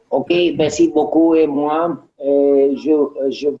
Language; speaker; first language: French; non-native, learner; Romanian